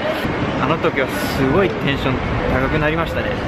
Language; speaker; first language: Japanese; non-native, fluent; English